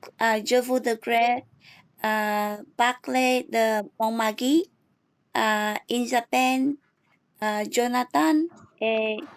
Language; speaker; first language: French; non-native, learner; English